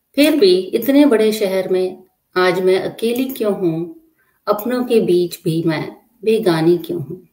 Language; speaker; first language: Hindi; native; Hindi